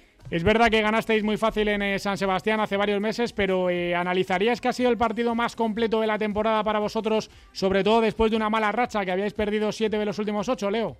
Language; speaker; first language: Spanish; native; Spanish